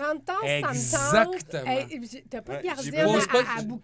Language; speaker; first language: French; native; French